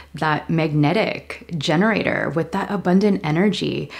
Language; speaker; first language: English; native; English